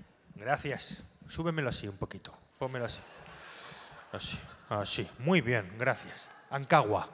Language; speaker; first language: Spanish; native; Spanish